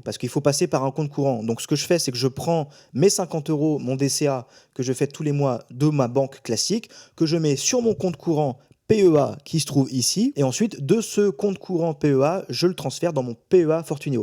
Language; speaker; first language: French; native; French